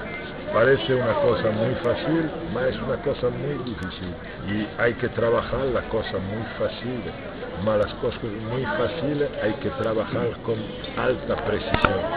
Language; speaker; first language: Spanish; non-native, fluent; French